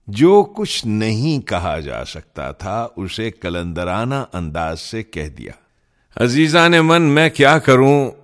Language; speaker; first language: Urdu; native; Urdu